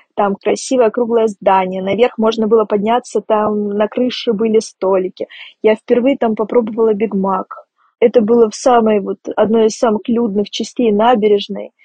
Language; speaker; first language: Russian; native; Russian